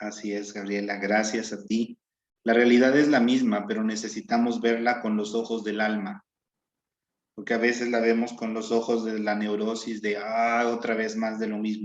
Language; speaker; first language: Spanish; native; Spanish